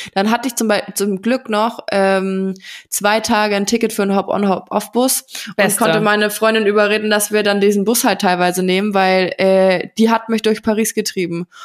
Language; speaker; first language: German; native; German